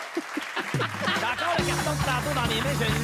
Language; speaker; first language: French; native; French